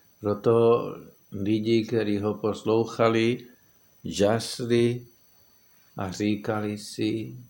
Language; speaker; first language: Czech; non-native, fluent; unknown